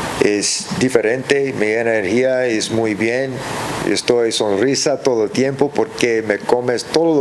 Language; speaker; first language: Spanish; early bilingual, heritage; English